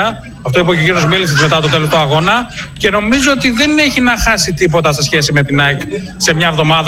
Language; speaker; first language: Greek; native; Greek